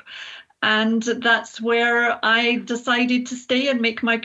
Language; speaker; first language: English; native; English